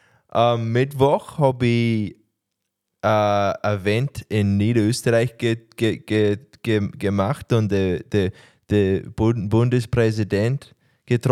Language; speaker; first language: German; non-native, learner; English